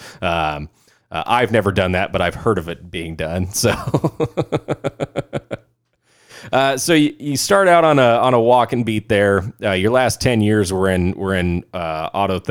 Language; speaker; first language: English; native; English